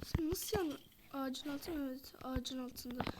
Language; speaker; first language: Turkish; native; Turkish